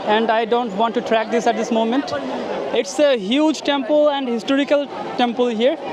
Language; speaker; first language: English; non-native, local second language; Bangla